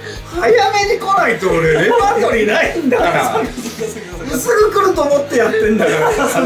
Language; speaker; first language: Japanese; native; Japanese